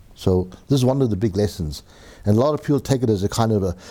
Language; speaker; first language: English; native; English